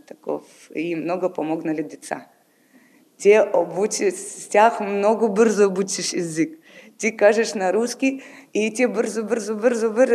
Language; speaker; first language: Bulgarian; non-native, learner; Ukrainian